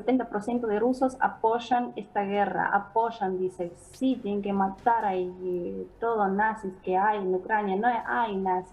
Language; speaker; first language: Spanish; non-native, fluent; Ukrainian